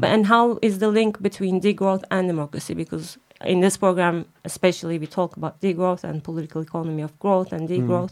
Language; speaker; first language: English; non-native, fluent; Turkish